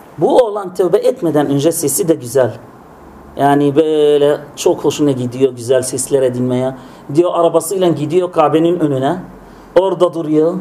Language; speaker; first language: Turkish; non-native, fluent; Arabic